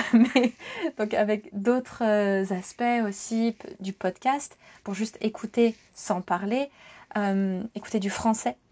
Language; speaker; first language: French; native; French